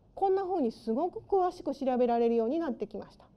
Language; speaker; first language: Japanese; native; Japanese